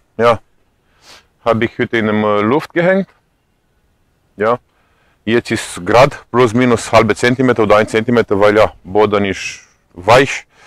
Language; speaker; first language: German; non-native, fluent; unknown